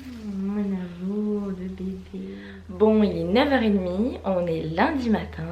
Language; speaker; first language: French; native; French